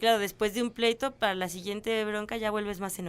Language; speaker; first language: Spanish; native; Spanish